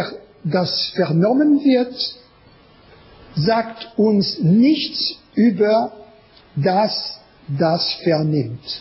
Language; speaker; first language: German; non-native, learner; French